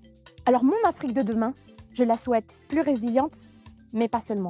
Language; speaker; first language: French; non-native, local second language; Malagasy